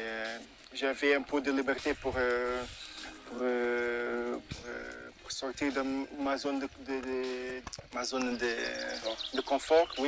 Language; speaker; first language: French; non-native, fluent; Portuguese